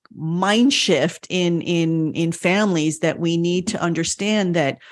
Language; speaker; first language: English; early bilingual, other home language; French